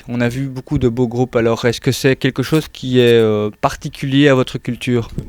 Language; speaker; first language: French; native; French